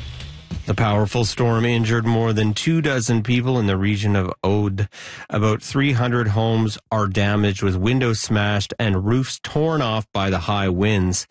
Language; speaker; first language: English; native; English